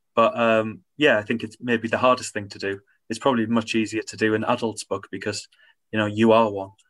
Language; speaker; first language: English; native; English